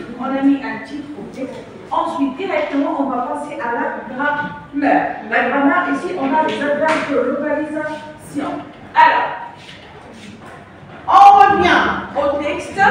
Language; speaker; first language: French; non-native, local second language; Arabic